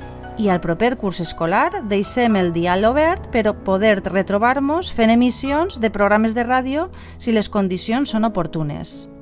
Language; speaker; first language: Catalan; native; Catalan